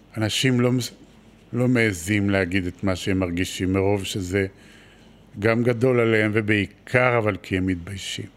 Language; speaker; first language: Hebrew; native; Hebrew